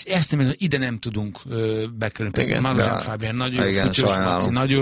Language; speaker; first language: Hungarian; native; Hungarian